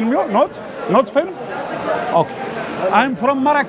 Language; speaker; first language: English; non-native, learner; Arabic